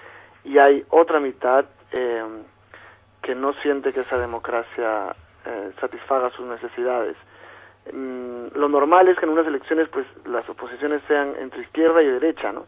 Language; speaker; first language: Spanish; native; Spanish